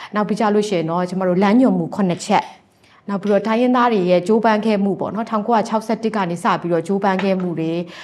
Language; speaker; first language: Burmese; non-native, local second language; Hakha Chin